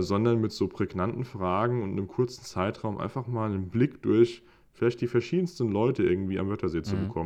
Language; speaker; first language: German; native; German